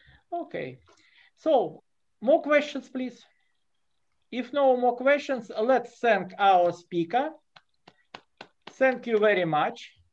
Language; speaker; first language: English; non-native, fluent; Russian